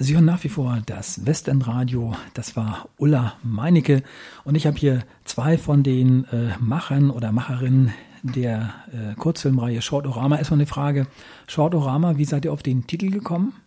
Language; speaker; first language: German; native; German